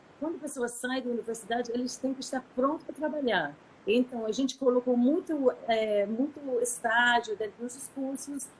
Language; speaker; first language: Portuguese; non-native, fluent; English